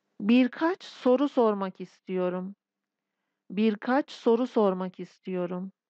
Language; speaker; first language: Turkish; non-native, fluent; Persian